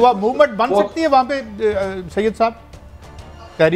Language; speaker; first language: Urdu; native; Urdu